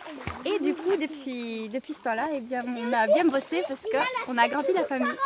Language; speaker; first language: French; native; French